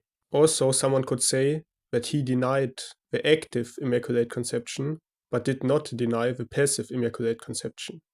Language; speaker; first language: English; non-native, fluent; German